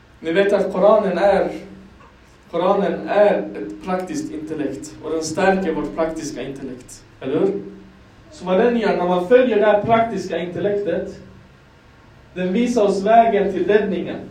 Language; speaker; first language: Swedish; non-native, fluent; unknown